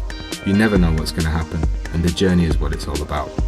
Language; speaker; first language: English; native; English